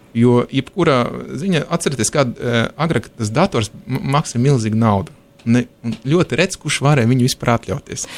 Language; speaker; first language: Latvian; non-native, local second language; Russian